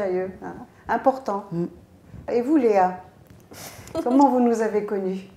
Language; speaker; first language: French; native; French